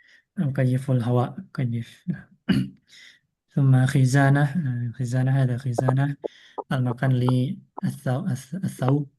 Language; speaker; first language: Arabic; non-native, fluent; Indonesian